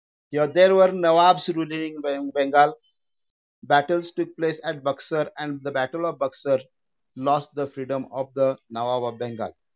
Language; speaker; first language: English; non-native, local second language; Marathi